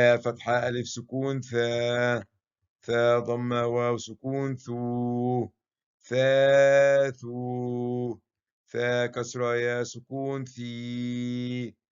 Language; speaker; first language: Arabic; non-native, fluent; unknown